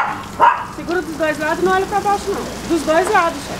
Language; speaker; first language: Portuguese; native; Portuguese